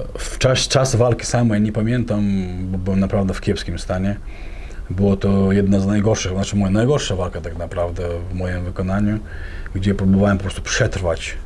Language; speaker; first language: Polish; non-native, fluent; Chechen